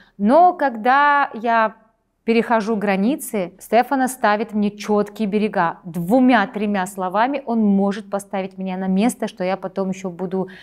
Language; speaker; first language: Russian; native; Russian